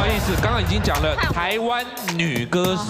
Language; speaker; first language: Chinese; native; Chinese